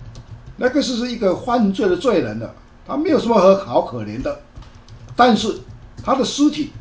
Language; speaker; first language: Chinese; native; Chinese